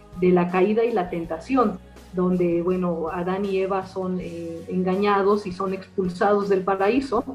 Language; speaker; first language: Spanish; native; Spanish